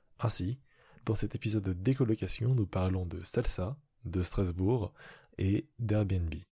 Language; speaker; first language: French; early bilingual, other home language; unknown